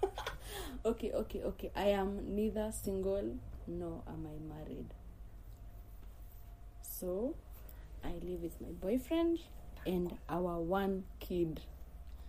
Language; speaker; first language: English; non-native, local second language; Swahili